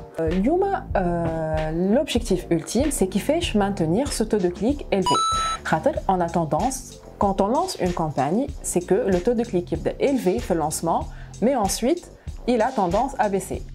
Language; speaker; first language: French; non-native, local second language; Arabic